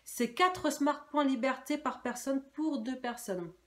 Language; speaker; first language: French; native; French